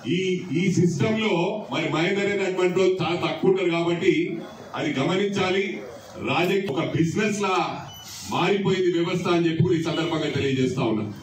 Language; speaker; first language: Telugu; native; Telugu